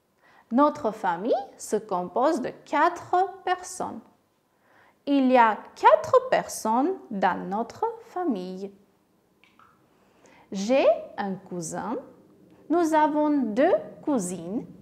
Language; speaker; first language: French; non-native, fluent; Armenian